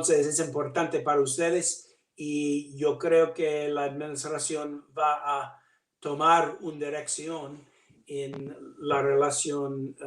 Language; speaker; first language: Spanish; non-native, fluent; English